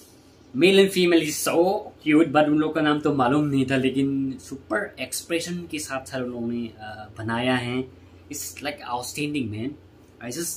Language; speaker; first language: Hindi; non-native, local second language; Kok Borok